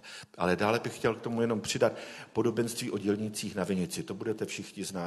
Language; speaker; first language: Czech; native; Czech